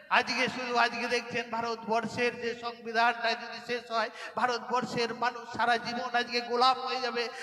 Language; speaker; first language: Bangla; non-native, local second language; Santali